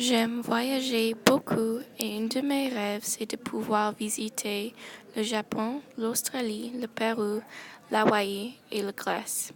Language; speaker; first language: French; non-native, local second language; English